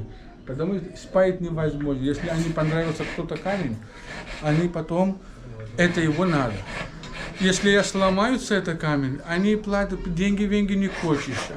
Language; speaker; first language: Russian; non-native, learner; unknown